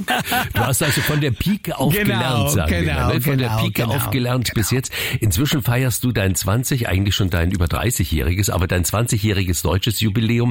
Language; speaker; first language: German; native; German